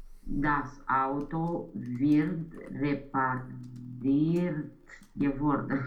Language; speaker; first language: German; non-native, learner; Romanian